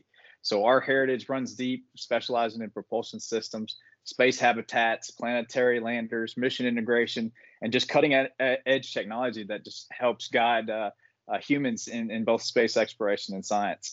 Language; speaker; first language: English; native; English